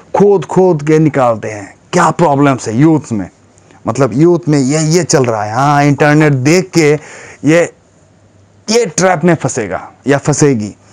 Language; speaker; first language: Hindi; non-native, fluent; Bangla